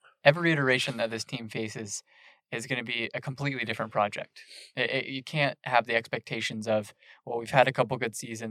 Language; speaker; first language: English; native; English